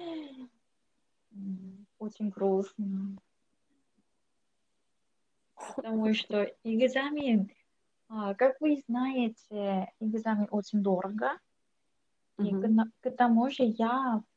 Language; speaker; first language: Russian; non-native, learner; Korean